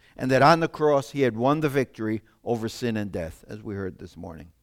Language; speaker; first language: English; non-native, fluent; Italian